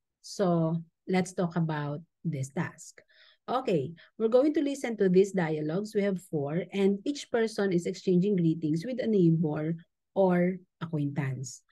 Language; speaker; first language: English; non-native, local second language; Filipino